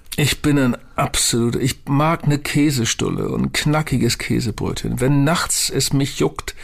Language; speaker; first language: German; native; German